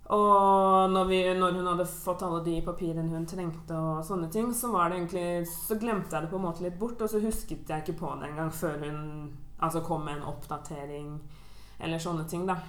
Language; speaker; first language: Norwegian; native; Norwegian